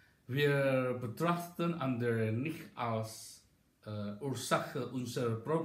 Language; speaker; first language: German; non-native, learner; Indonesian